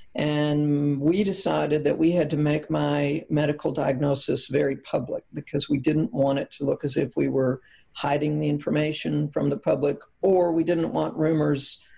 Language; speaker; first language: English; native; English